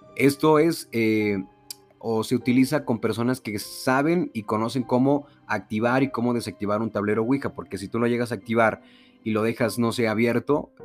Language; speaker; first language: Spanish; native; Spanish